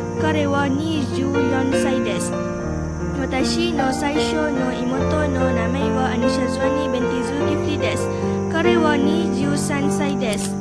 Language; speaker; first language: Japanese; non-native, learner; Malay